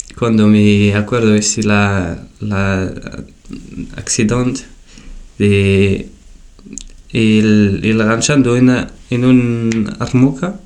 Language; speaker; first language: Spanish; non-native, learner; Tachelhit